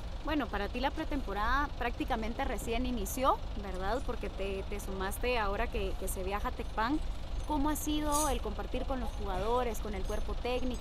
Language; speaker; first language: Spanish; native; Spanish